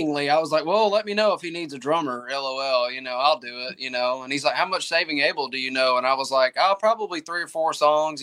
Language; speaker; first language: English; native; English